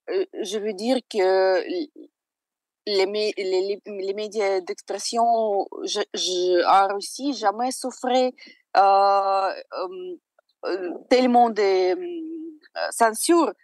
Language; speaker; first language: French; non-native, fluent; Russian